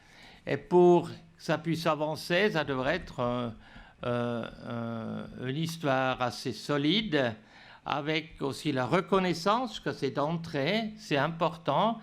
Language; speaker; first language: French; native; French